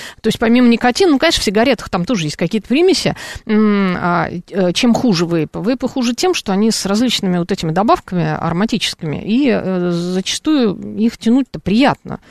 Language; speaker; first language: Russian; native; Russian